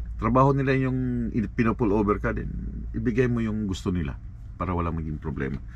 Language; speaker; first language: Filipino; non-native, local second language; Cebuano